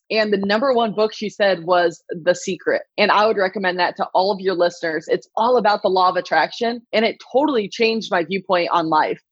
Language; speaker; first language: English; native; English